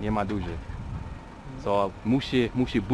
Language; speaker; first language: Polish; non-native, learner; English